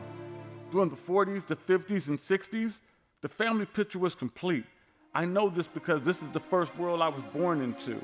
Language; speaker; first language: English; native; English